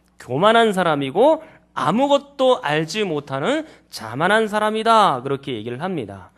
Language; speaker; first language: Korean; native; Korean